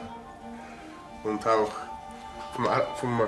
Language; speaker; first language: German; non-native, learner; Italian